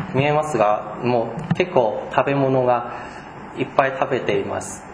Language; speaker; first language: Japanese; non-native, fluent; Chinese